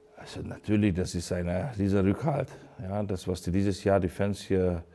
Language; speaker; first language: German; non-native, fluent; Hungarian